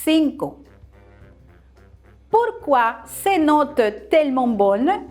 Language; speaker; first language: French; non-native, fluent; Spanish